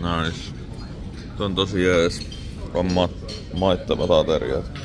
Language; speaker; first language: Finnish; native; Finnish